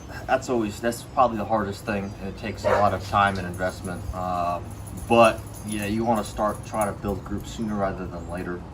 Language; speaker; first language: English; native; English